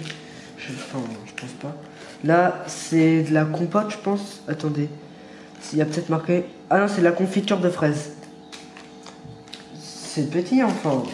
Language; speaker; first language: French; native; French